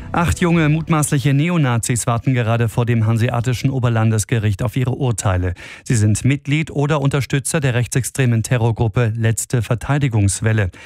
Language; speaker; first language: German; native; German